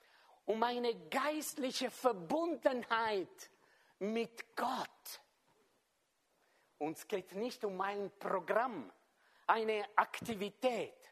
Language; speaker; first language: German; non-native, fluent; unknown